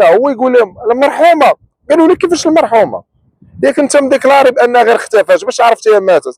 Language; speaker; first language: Arabic; native; Arabic